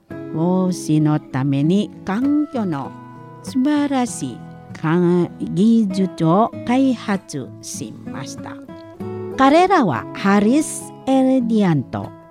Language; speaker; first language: Japanese; non-native, fluent; Indonesian